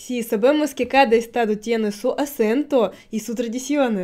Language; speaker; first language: Spanish; non-native, fluent; Russian